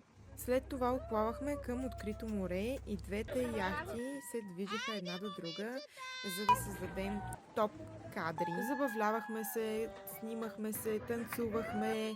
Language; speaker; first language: Bulgarian; native; Bulgarian